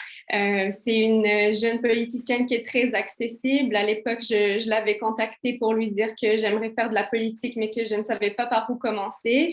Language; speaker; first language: French; early bilingual, other home language; Kabyle